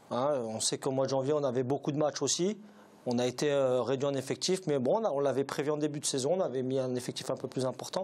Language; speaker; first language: French; native; French